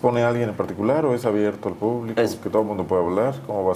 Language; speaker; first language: Spanish; native; Spanish